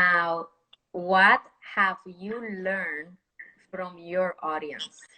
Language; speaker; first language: English; non-native, fluent; Spanish